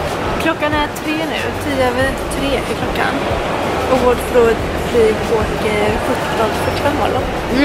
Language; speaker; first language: Swedish; native; Swedish